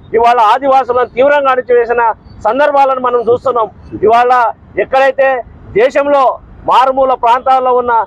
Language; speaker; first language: Telugu; non-native, local second language; Lambadi